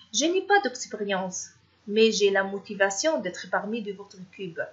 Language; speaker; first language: French; non-native, fluent; Arabic